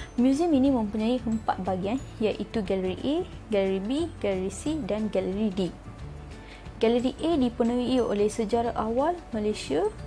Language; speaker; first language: Malay; non-native, local second language; Tamil